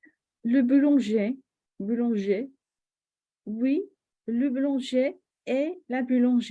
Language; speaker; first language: French; non-native, fluent; English